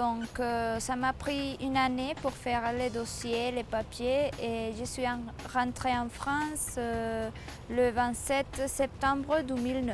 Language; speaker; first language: French; non-native, fluent; Spanish